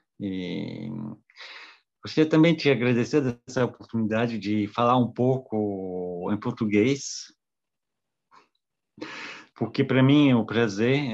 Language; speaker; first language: Portuguese; non-native, fluent; French